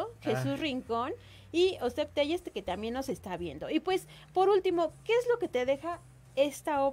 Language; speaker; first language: Spanish; native; Spanish